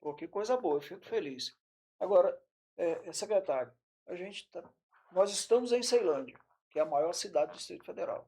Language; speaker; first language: Portuguese; native; Portuguese